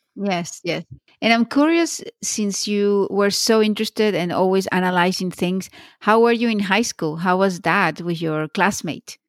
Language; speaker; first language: English; non-native, fluent; Spanish